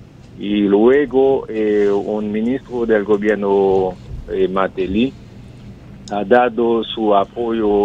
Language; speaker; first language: Spanish; non-native, fluent; Haitian Creole